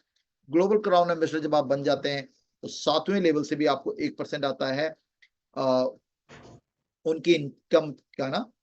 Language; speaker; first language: Hindi; native; Hindi